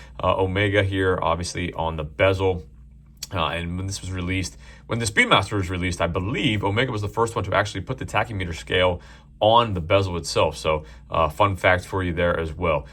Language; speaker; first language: English; native; English